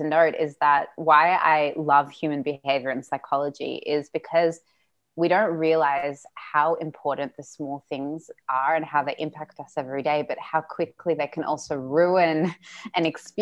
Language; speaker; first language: English; non-native, local second language; Russian